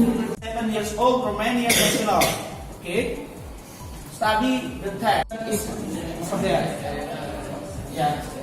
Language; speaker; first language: English; non-native, learner; Indonesian